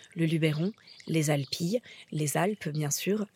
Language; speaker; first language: French; native; French